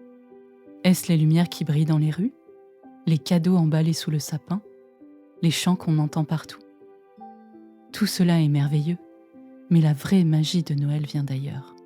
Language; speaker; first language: French; native; French